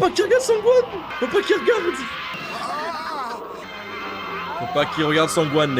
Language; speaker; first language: French; native; French